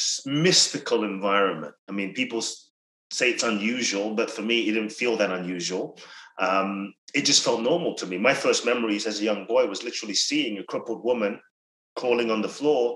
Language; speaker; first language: English; native; English